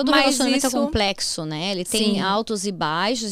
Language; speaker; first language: Portuguese; native; Portuguese